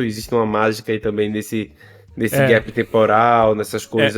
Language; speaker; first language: Portuguese; native; Portuguese